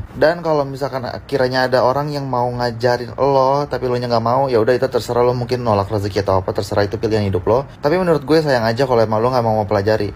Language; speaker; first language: Indonesian; native; Indonesian